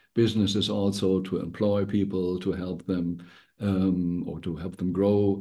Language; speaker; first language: English; non-native, fluent; German